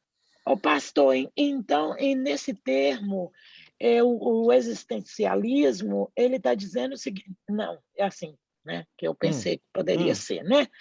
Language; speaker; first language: Portuguese; native; Portuguese